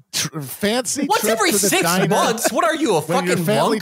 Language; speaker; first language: English; native; English